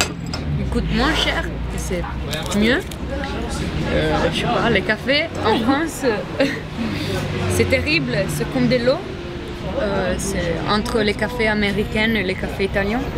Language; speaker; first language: French; non-native, learner; Italian